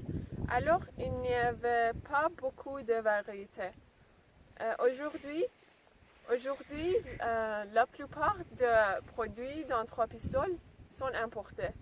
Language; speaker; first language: French; non-native, learner; English